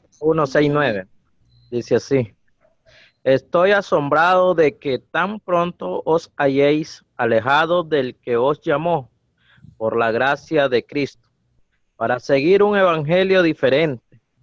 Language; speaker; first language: Spanish; native; Spanish